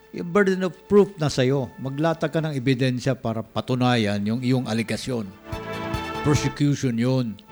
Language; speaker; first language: Filipino; non-native, local second language; Cebuano